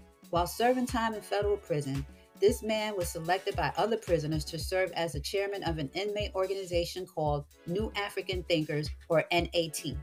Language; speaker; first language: English; native; English